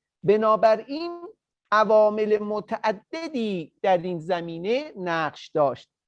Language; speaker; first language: Persian; native; Persian